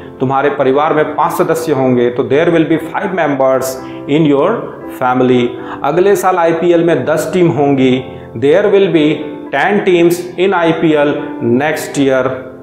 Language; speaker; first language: Hindi; native; Hindi